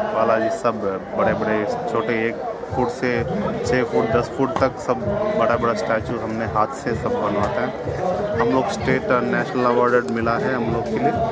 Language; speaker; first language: Hindi; non-native, local second language; Tamil